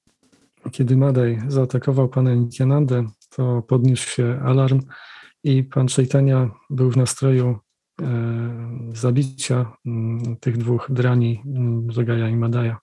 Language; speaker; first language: Polish; native; Polish